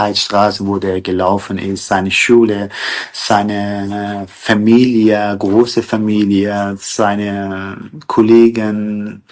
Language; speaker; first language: German; non-native, fluent; Kurdish